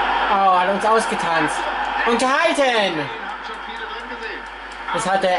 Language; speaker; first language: German; non-native, fluent; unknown